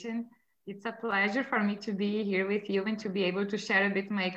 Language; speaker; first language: English; non-native, fluent; Portuguese